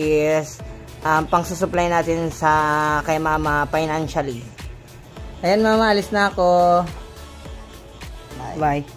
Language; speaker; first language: Filipino; native; Filipino